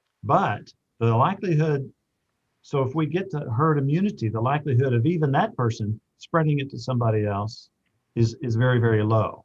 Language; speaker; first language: English; native; English